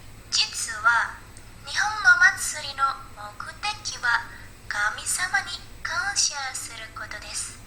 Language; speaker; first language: Japanese; non-native, learner; Indonesian